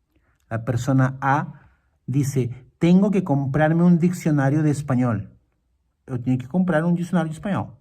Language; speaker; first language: Spanish; non-native, fluent; Portuguese